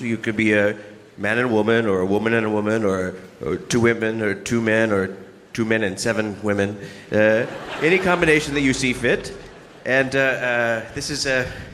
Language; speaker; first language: English; native; English